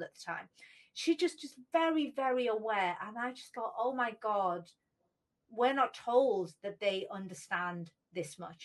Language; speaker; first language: English; native; English